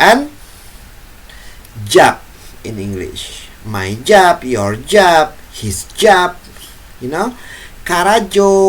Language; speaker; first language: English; non-native, fluent; Indonesian